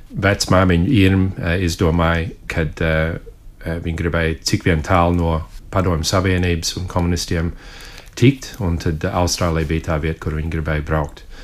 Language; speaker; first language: Latvian; early bilingual, heritage; Latvian